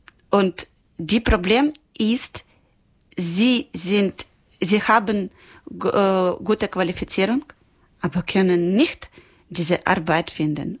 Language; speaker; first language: German; non-native, learner; Ukrainian